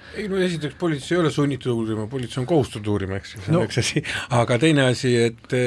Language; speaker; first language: Estonian; native; Estonian